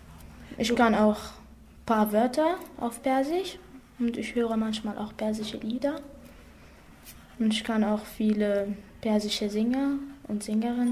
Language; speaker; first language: German; early bilingual, other home language; Arabic